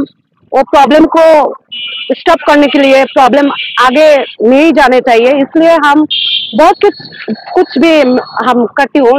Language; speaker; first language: Hindi; non-native, learner; Bangla